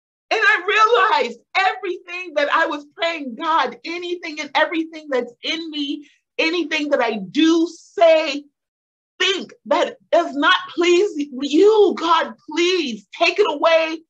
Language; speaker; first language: English; native; English